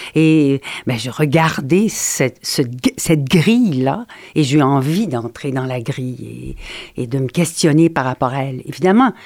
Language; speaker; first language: French; native; French